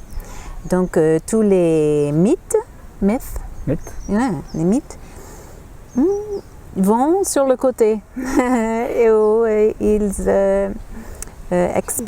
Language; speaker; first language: French; non-native, fluent; English